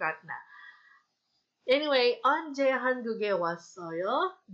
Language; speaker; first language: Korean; non-native, fluent; Filipino